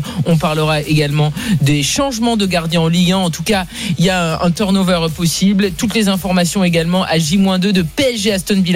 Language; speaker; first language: French; native; French